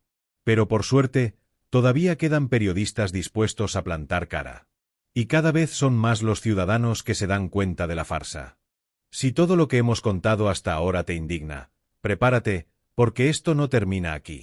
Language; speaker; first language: Spanish; native; Spanish